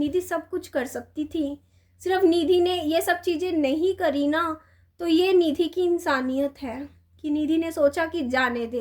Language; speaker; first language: Hindi; native; Hindi